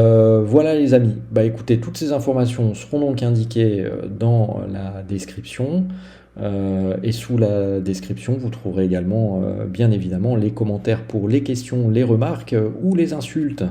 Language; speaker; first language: French; native; French